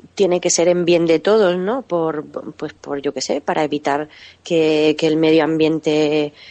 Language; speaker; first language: Spanish; native; Spanish